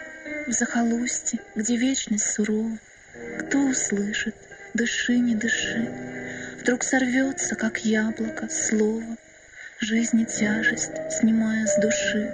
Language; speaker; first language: Russian; native; Russian